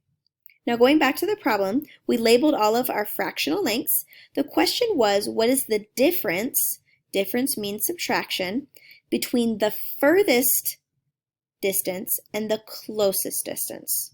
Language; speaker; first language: English; native; English